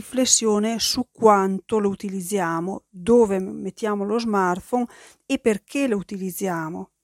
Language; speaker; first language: Italian; native; Italian